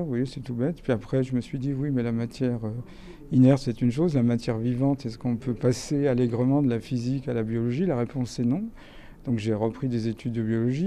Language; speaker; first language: French; native; French